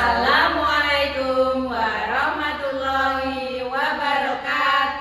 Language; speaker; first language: Indonesian; non-native, local second language; Javanese